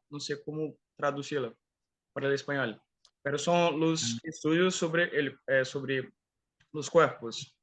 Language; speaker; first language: Spanish; non-native, fluent; Portuguese